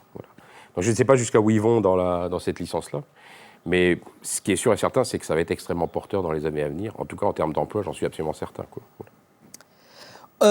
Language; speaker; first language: French; native; French